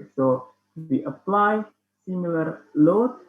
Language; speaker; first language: English; non-native, fluent; Indonesian